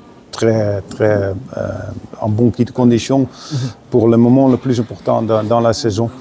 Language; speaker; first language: French; non-native, fluent; Dutch